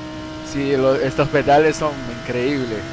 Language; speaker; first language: Spanish; non-native, learner; Portuguese